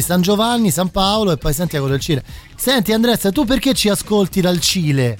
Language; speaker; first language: Italian; native; Italian